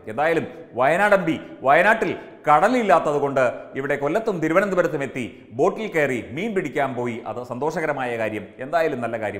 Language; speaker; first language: Malayalam; native; Malayalam